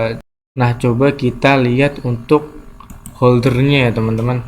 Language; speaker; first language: Indonesian; native; Indonesian